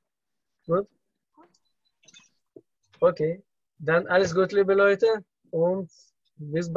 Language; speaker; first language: German; non-native, learner; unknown